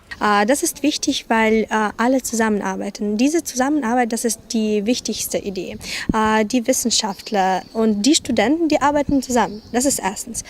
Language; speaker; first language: German; non-native, fluent; Ukrainian